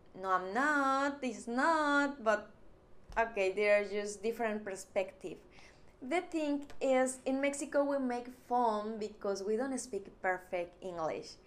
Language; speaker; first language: English; non-native, fluent; Spanish